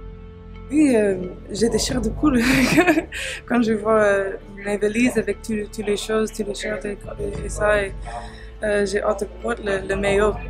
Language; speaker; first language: French; early bilingual, heritage; English